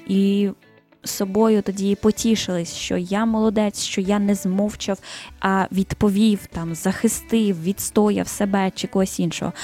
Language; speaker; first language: Ukrainian; native; Ukrainian